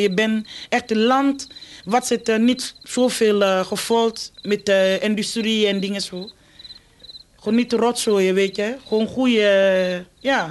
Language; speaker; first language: Dutch; non-native, fluent; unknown